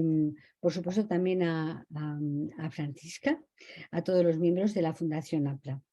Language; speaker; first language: Spanish; native; Spanish